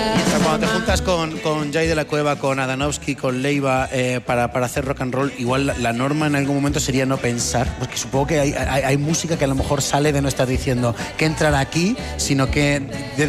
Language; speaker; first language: Spanish; native; Spanish